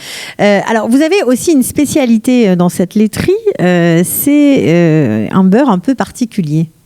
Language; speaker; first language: French; native; French